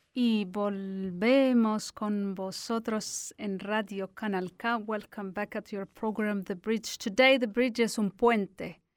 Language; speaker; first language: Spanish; native; Spanish